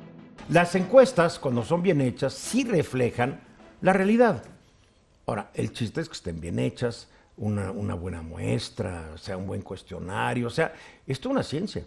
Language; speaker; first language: Spanish; native; Spanish